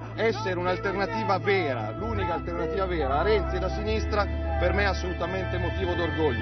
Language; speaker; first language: Italian; native; Italian